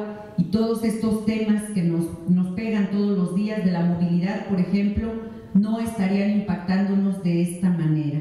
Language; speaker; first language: Spanish; native; Spanish